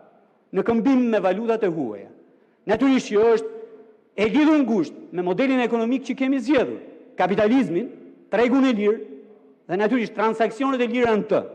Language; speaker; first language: Albanian; native; Albanian